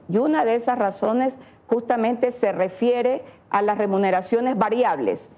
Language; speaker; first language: Spanish; native; Spanish